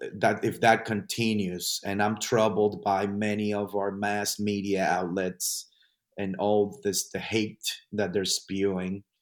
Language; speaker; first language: English; non-native, fluent; Spanish